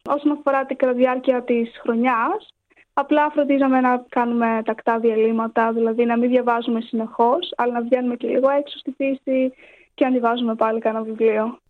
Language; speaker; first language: Greek; early bilingual, heritage; Greek